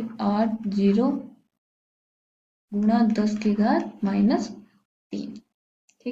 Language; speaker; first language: Hindi; native; Hindi